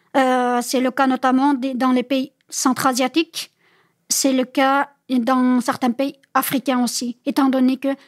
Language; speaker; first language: French; non-native, fluent; Chinese